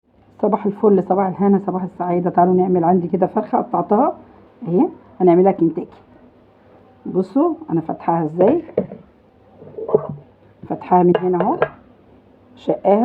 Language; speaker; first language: Arabic; native; Arabic